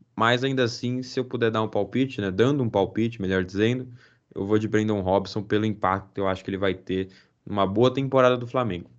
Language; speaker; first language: Portuguese; native; Portuguese